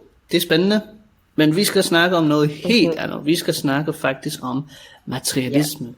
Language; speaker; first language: Danish; native; Danish